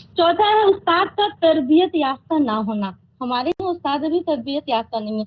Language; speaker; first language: Urdu; native; Urdu